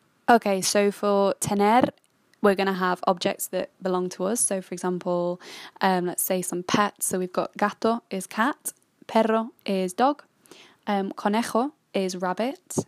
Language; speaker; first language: English; native; English